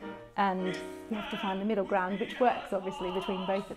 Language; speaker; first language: English; native; English